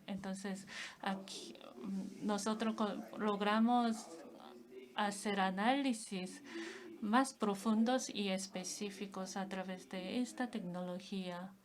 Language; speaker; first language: Spanish; non-native, fluent; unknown